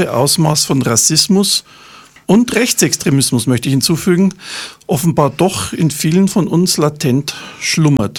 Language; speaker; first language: German; native; German